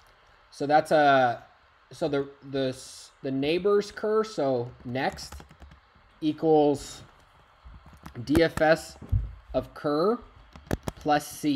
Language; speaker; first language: English; native; English